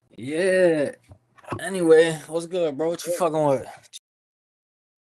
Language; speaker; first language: English; native; English